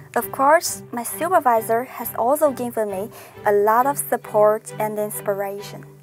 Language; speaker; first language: English; non-native, fluent; Chinese